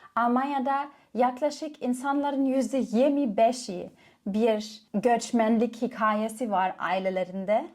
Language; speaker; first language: Turkish; non-native, fluent; German